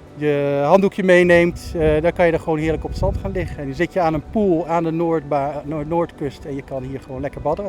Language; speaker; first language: Dutch; native; Dutch